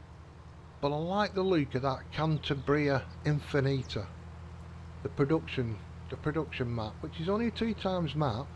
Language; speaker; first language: English; native; English